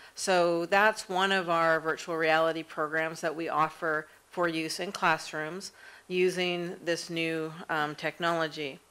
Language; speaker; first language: English; native; English